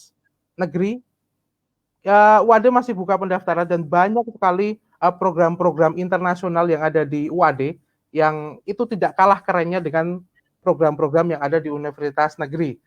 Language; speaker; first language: Indonesian; native; Indonesian